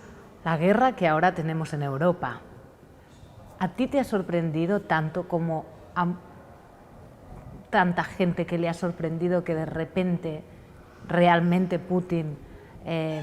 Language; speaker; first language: Spanish; non-native, local second language; Catalan